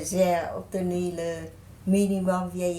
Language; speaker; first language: French; non-native, learner; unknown